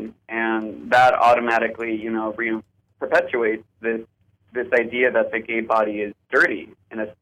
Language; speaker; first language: English; native; English